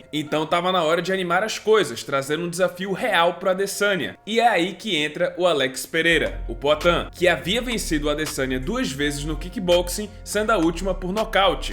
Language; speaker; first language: Portuguese; native; Portuguese